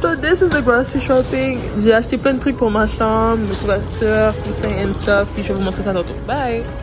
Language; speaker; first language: French; native; French